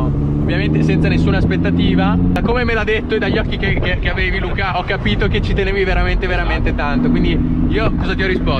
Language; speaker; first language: Italian; native; Italian